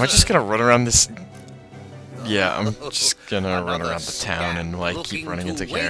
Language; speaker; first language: English; native; English